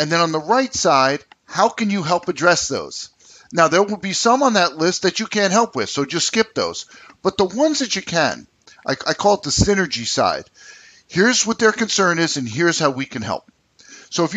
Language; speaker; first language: English; native; English